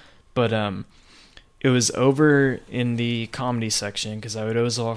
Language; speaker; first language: English; native; English